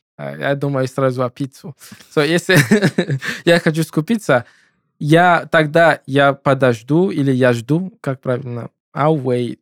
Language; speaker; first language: Russian; non-native, learner; English